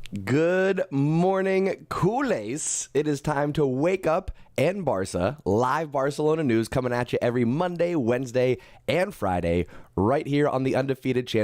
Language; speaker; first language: English; native; English